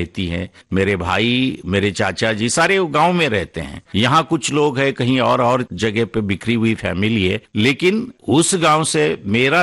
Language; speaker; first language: Hindi; non-native, local second language; Marathi